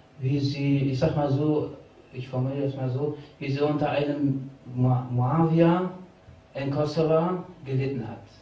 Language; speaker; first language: German; early bilingual, other home language; Albanian